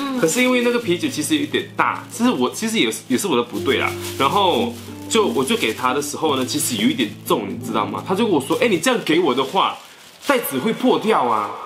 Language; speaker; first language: Chinese; native; Chinese